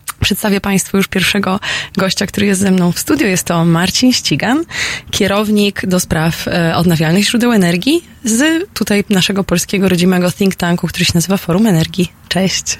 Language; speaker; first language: Polish; native; Polish